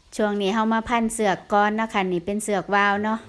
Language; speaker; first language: Thai; native; Thai